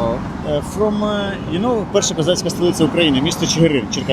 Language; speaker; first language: Ukrainian; native; Ukrainian